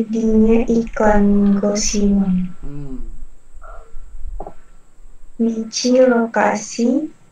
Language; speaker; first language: Korean; non-native, learner; Indonesian